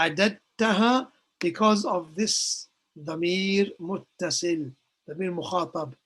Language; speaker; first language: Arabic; non-native, fluent; English